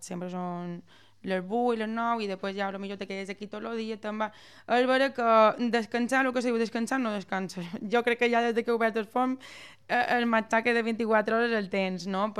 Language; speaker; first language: Catalan; native; Catalan